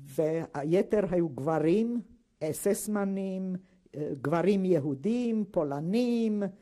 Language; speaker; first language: Hebrew; non-native, fluent; Hungarian